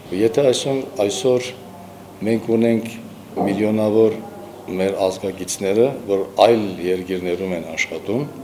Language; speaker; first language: Armenian; early bilingual, heritage; Armenian